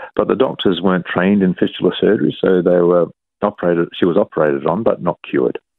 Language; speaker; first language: English; native; English